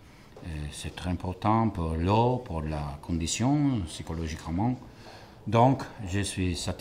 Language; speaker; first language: French; non-native, learner; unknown